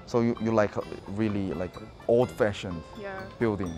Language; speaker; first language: English; non-native, learner; Korean